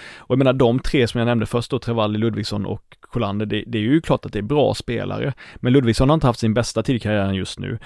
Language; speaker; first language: Swedish; native; Swedish